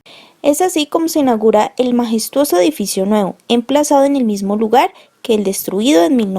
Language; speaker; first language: Spanish; native; Spanish